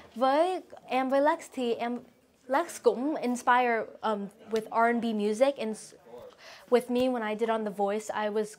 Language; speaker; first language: English; early bilingual, other home language; Vietnamese